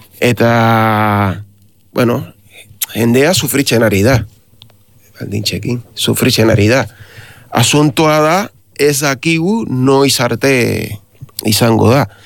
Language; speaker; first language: Basque; non-native, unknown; Spanish